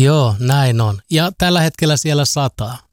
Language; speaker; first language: Finnish; native; Finnish